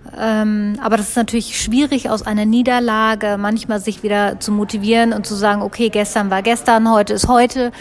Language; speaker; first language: German; native; German